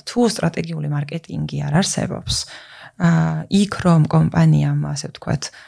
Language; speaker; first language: Georgian; native; Georgian